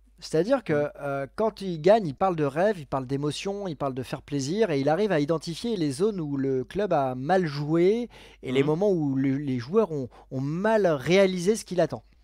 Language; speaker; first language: French; native; French